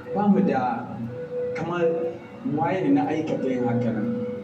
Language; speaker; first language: Hausa; native; Hausa